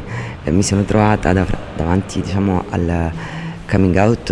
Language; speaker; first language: Italian; native; Italian